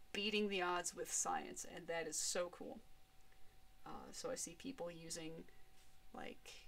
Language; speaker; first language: English; native; English